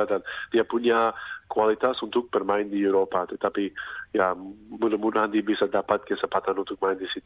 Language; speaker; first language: Indonesian; non-native, fluent; English